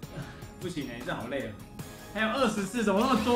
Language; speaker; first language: Chinese; native; Chinese